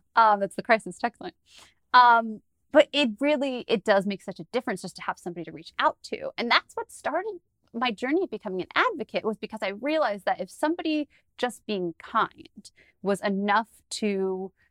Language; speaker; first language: English; native; English